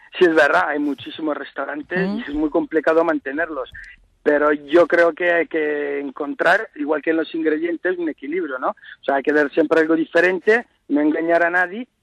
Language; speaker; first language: Spanish; non-native, fluent; Italian